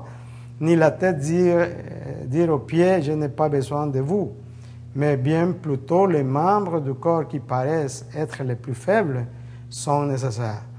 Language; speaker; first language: French; native; French